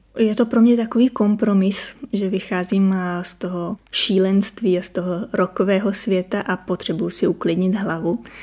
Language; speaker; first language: Czech; native; Czech